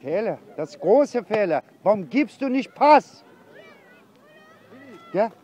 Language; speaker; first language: German; non-native, learner; Turkish